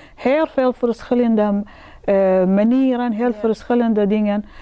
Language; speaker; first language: Dutch; non-native, learner; Arabic